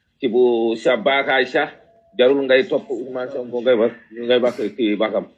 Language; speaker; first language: Wolof; non-native, local second language; Fula